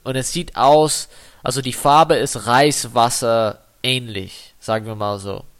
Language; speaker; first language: German; non-native, fluent; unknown